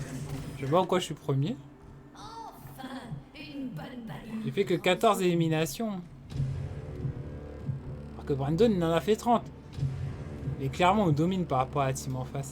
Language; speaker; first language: French; native; French